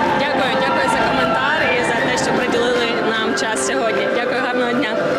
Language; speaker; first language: Ukrainian; native; Ukrainian